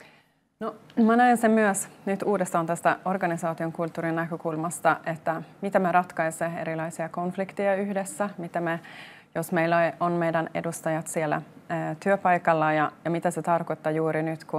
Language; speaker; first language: Finnish; non-native, local second language; Swedish